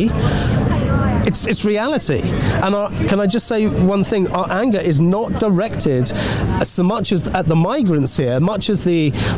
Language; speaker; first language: English; native; English